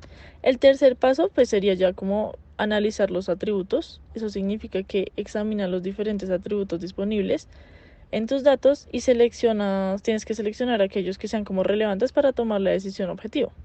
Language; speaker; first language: Spanish; native; Spanish